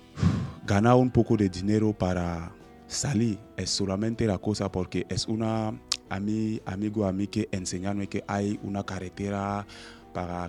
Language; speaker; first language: Spanish; non-native, learner; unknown